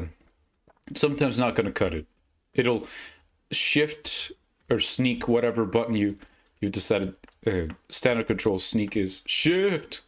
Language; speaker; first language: English; native; English